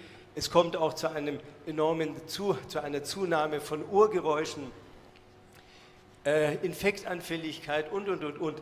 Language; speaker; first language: German; native; German